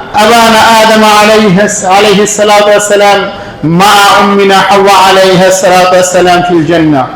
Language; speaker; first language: Arabic; non-native, fluent; Bangla